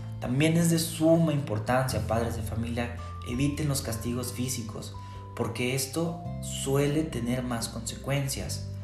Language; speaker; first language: Spanish; native; Spanish